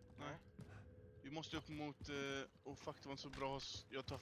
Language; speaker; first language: Swedish; native; Swedish